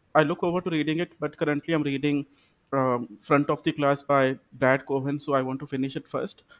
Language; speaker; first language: English; non-native, local second language; Punjabi